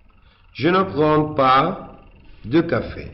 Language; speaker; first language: French; non-native, fluent; Arabic